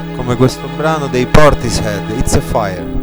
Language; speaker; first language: Italian; native; Italian